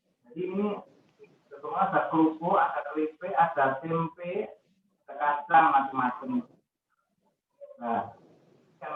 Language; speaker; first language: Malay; non-native, local second language; Javanese